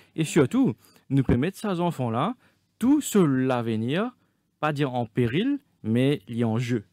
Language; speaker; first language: French; non-native, local second language; Morisyen